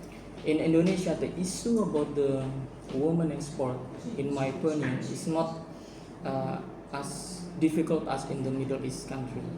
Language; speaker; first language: English; non-native, fluent; Indonesian